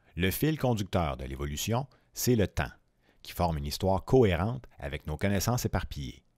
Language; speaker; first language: French; native; French